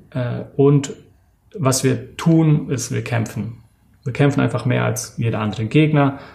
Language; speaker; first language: German; early bilingual, other home language; Serbian